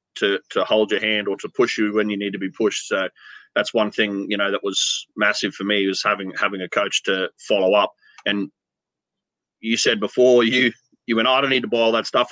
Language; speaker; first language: English; native; English